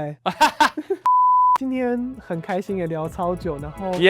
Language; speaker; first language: Chinese; native; Chinese